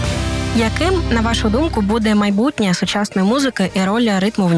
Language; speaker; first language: Ukrainian; native; Ukrainian